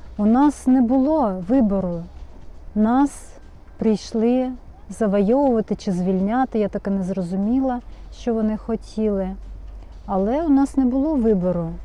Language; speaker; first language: Ukrainian; non-native, local second language; Russian